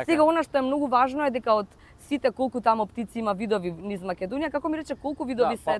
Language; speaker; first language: Macedonian; native; Macedonian